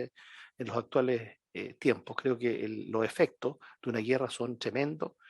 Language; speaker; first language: Spanish; native; Spanish